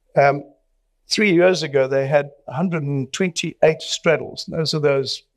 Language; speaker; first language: English; native; English